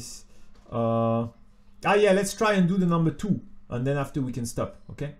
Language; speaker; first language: English; non-native, fluent; French